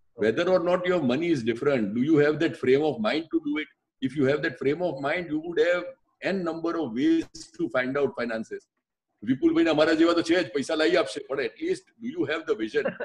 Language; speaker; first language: English; non-native, local second language; Gujarati